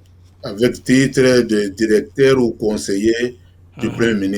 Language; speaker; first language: French; non-native, local second language; Lingala